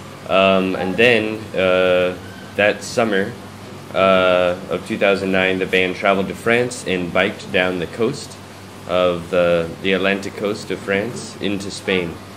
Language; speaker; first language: English; native; English